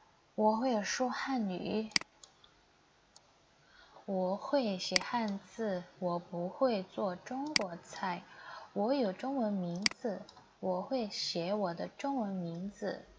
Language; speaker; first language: Chinese; non-native, fluent; Indonesian